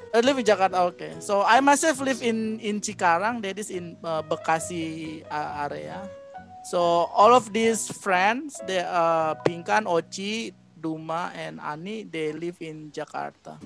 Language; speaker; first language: English; non-native, fluent; Indonesian